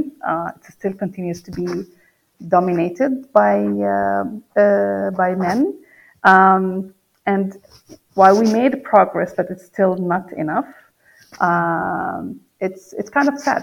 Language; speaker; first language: English; non-native, fluent; Arabic